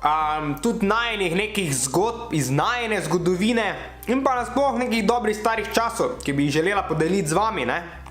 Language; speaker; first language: Slovenian; native; Slovenian